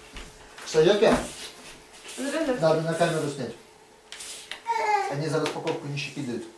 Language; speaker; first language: Russian; native; Russian